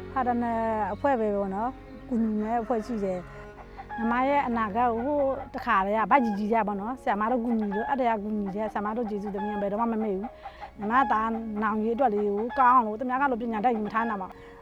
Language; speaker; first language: Burmese; native; Burmese